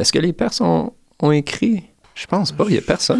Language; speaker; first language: French; native; French